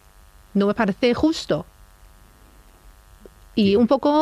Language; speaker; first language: Spanish; non-native, fluent; Persian